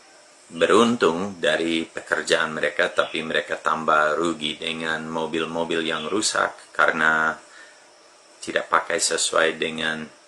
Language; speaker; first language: Indonesian; non-native, fluent; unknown